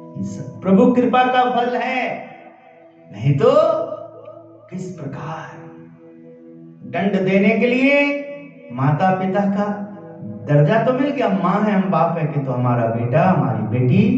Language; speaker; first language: Hindi; native; Hindi